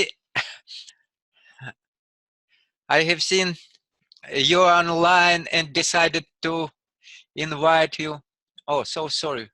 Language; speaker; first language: English; non-native, learner; Russian